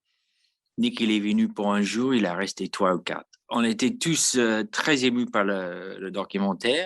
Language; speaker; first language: French; non-native, fluent; English